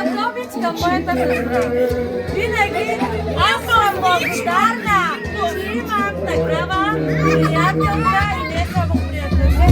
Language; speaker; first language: Bulgarian; non-native, local second language; Romany